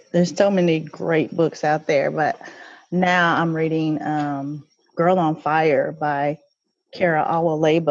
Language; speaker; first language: English; native; English